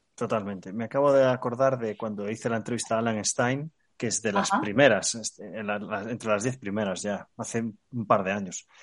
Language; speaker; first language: Spanish; native; Spanish